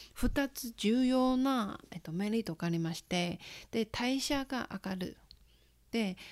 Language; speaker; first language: Japanese; non-native, fluent; Chinese